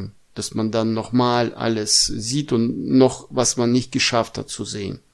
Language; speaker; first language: German; non-native, fluent; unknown